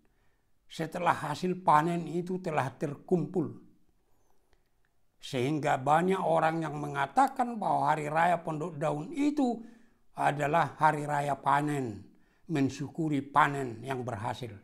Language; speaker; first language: Indonesian; non-native, local second language; Batak Toba